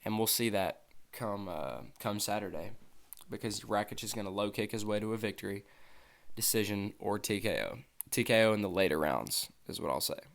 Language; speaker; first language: English; native; English